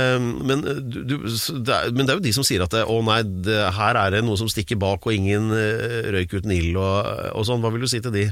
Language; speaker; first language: Norwegian; native; Norwegian